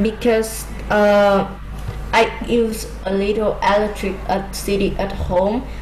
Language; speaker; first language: English; non-native, learner; Vietnamese